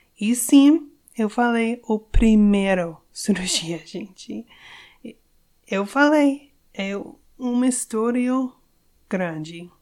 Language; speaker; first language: Portuguese; non-native, learner; English